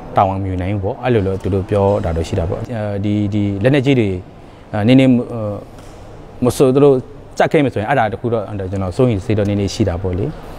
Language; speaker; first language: Burmese; non-native, local second language; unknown